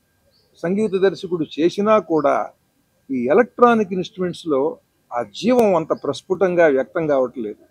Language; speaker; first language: Telugu; native; Telugu